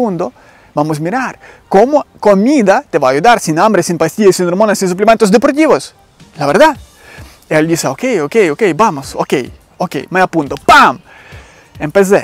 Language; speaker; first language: Spanish; non-native, learner; Ukrainian